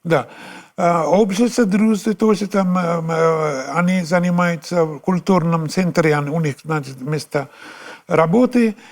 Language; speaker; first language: Russian; non-native, fluent; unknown